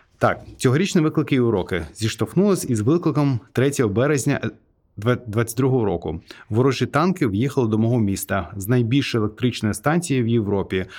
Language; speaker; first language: Ukrainian; non-native, fluent; Azerbaijani